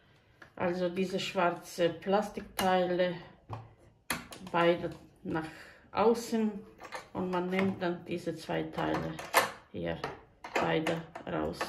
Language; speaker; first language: German; non-native, fluent; Croatian